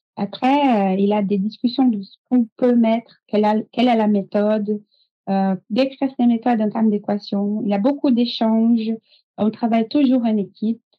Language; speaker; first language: French; non-native, fluent; Portuguese